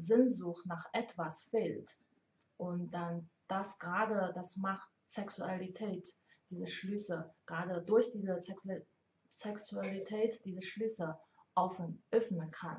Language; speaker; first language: German; non-native, learner; Chinese